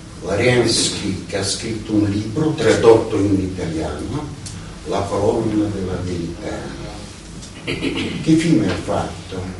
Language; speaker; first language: Italian; non-native, fluent; Russian